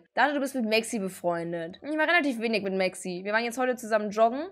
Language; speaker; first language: German; native; German